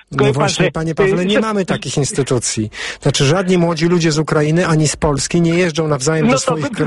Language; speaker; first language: Polish; native; Polish